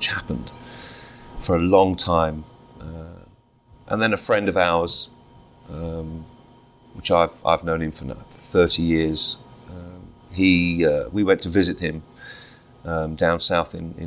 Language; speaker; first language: English; native; English